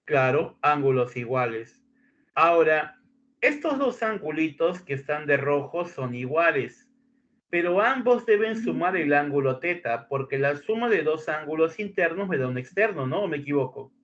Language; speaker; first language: Spanish; native; Spanish